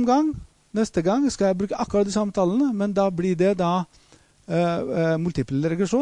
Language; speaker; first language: Norwegian; non-native, fluent; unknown